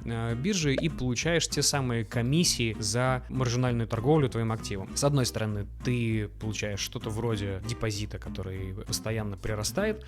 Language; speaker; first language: Russian; native; Russian